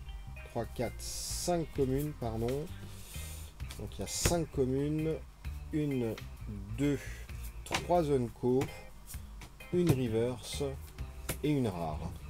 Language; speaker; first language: French; native; French